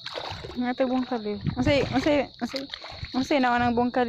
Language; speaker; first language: Filipino; non-native, local second language; Cebuano